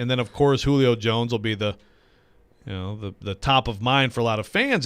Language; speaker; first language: English; native; English